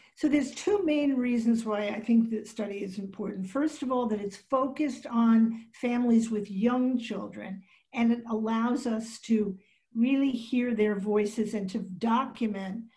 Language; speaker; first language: English; native; English